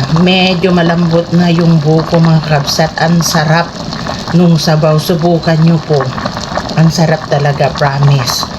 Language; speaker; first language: Filipino; non-native, local second language; Iloko